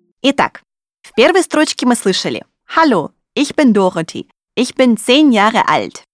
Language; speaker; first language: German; non-native, fluent; Russian